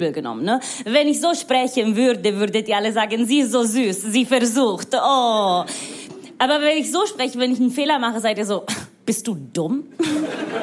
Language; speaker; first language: German; non-native, fluent; Italian